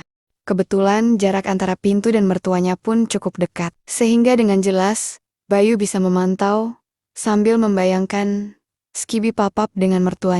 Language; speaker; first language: Indonesian; native; Indonesian